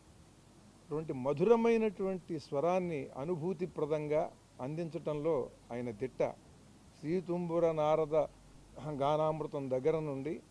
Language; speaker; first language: Telugu; native; Telugu